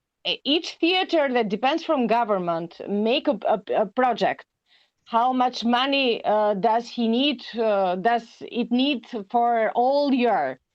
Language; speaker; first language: English; non-native, learner; Albanian